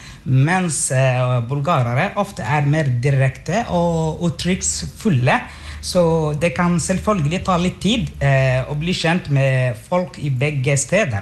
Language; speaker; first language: Norwegian; non-native, fluent; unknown